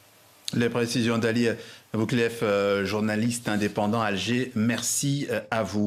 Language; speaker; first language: French; native; French